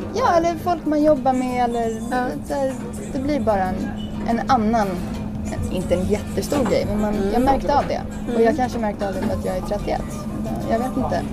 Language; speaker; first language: Swedish; early bilingual, heritage; English